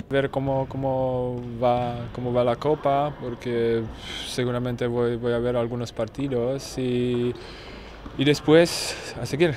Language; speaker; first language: Spanish; non-native, fluent; Czech